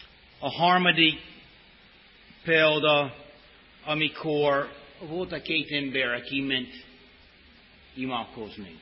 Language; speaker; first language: Hungarian; non-native, fluent; English